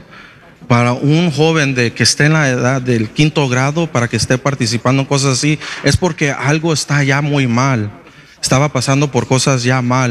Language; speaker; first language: Spanish; early bilingual, heritage; Spanish